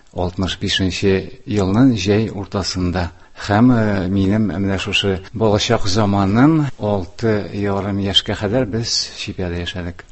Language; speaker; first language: Tatar; non-native, local second language; Udmurt